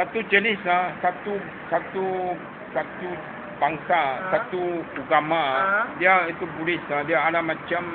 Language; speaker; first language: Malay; non-native, local second language; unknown